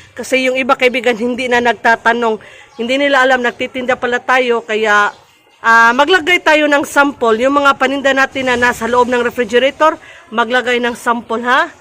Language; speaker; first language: Filipino; non-native, local second language; Cebuano